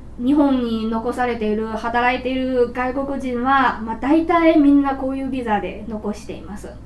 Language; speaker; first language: Japanese; non-native, fluent; Chinese